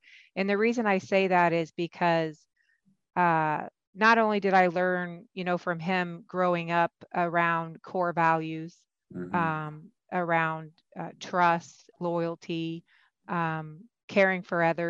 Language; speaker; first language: English; native; English